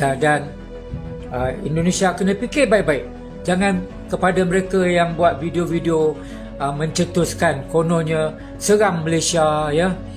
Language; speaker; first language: Malay; native; Malay